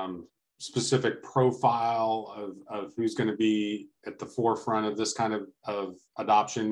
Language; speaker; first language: English; native; English